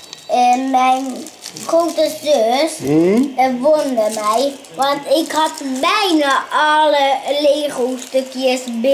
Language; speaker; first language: Dutch; early bilingual, heritage; Dutch